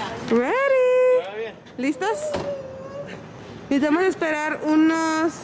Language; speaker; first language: Spanish; early bilingual, heritage; Spanish